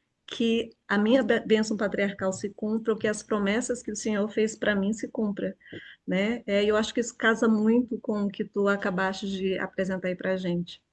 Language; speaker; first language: Portuguese; native; Portuguese